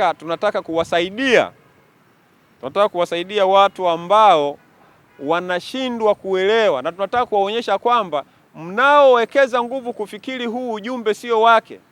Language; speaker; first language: Swahili; native; Swahili